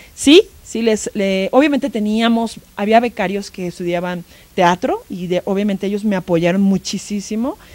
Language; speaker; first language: Spanish; native; Spanish